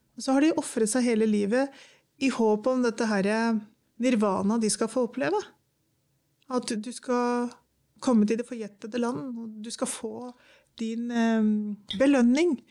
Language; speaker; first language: Norwegian; early bilingual, other home language; Urdu